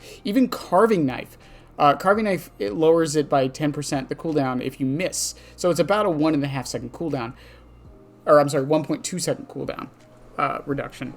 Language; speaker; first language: English; native; English